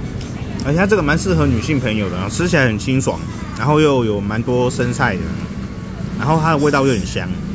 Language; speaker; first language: Chinese; native; Chinese